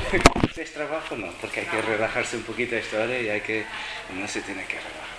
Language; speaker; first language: Spanish; non-native, fluent; Portuguese